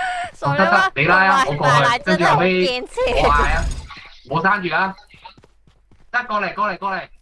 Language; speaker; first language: Chinese; native; Chinese